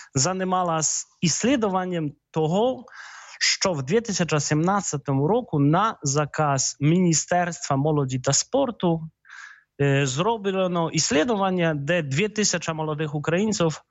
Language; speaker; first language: Ukrainian; non-native, fluent; Polish